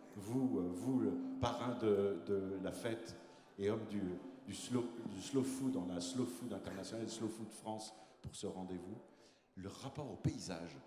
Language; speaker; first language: French; native; French